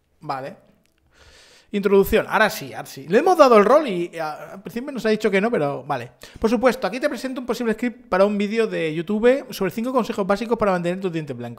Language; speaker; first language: Spanish; native; Spanish